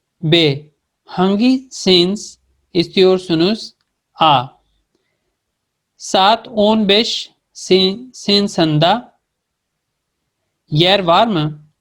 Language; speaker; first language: Turkish; non-native, fluent; Urdu